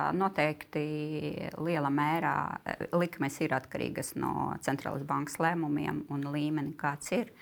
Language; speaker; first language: Latvian; non-native, local second language; Russian